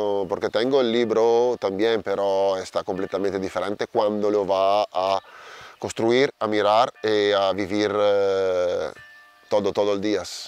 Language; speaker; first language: Spanish; non-native, learner; Italian